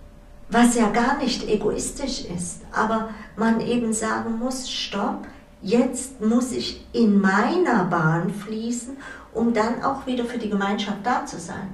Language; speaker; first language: German; native; German